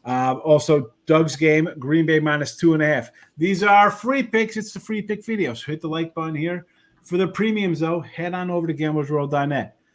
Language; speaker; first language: English; native; English